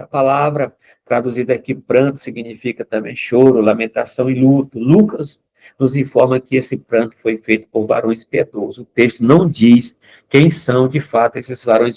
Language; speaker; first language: Portuguese; native; Portuguese